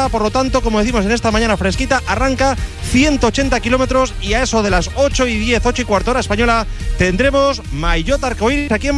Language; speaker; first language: Spanish; native; Spanish